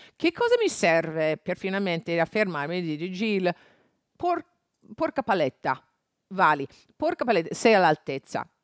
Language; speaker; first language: Italian; non-native, fluent; English